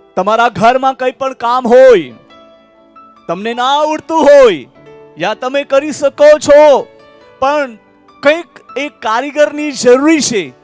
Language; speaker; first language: Gujarati; non-native, local second language; Marathi